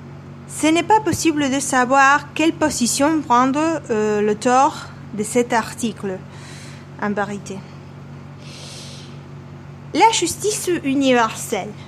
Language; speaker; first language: French; non-native, learner; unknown